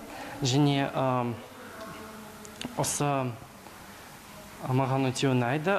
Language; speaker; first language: Kazakh; non-native, local second language; Russian